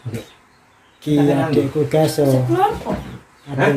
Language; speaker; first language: Indonesian; non-native, local second language; Javanese